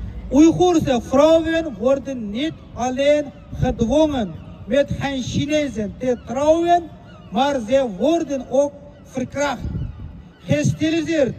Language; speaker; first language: Dutch; non-native, fluent; Uyghur